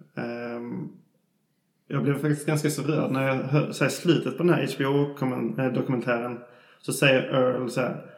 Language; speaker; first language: Swedish; native; Swedish